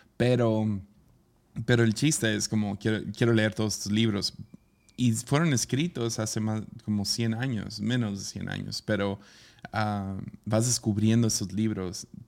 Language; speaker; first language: Spanish; native; Spanish